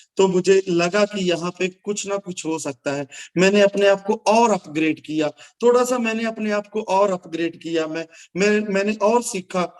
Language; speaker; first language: Hindi; non-native, local second language; Punjabi